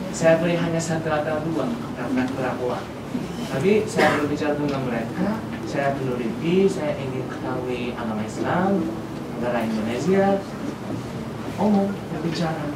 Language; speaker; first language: Indonesian; non-native, fluent; Japanese